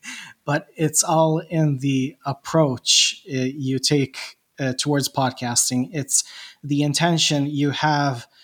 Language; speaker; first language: English; non-native, fluent; Bosnian